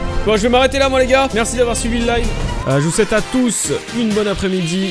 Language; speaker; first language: French; native; French